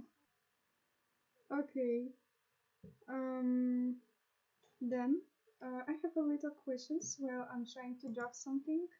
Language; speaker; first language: English; non-native, learner; Russian